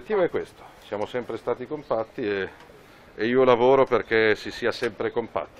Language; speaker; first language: Italian; native; Italian